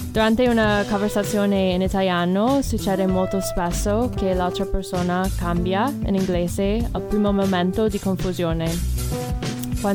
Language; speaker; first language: Italian; non-native, fluent; English